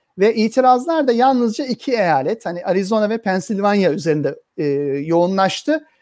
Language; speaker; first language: Turkish; native; Turkish